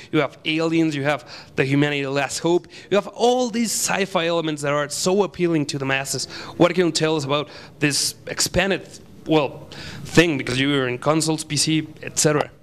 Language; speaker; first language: English; non-native, fluent; Spanish